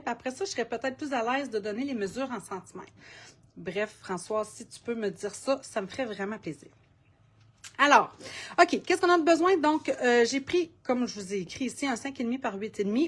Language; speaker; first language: French; native; French